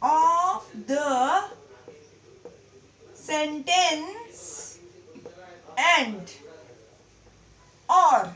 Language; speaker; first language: English; non-native, local second language; Hindi